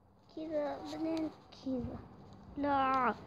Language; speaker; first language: Arabic; native; Arabic